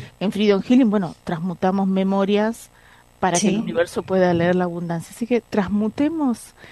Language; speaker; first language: Spanish; native; Spanish